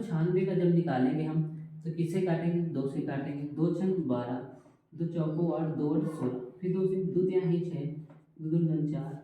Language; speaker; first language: Hindi; native; Hindi